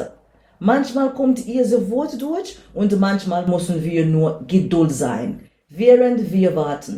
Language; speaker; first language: German; non-native, learner; English